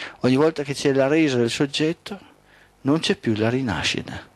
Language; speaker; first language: Italian; native; Italian